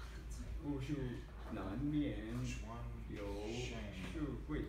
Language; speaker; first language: Chinese; non-native, learner; English